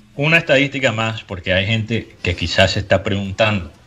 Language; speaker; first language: Spanish; early bilingual, heritage; Spanish